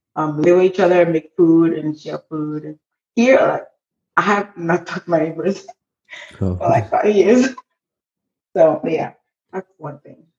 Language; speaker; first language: English; early bilingual, other home language; Haitian Creole